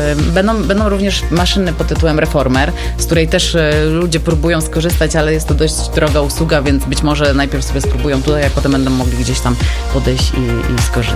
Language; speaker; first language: Polish; native; Polish